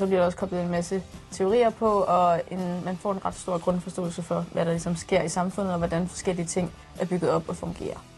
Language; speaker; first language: Danish; native; Danish